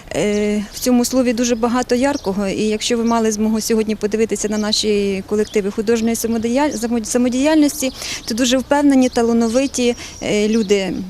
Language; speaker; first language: Ukrainian; native; Ukrainian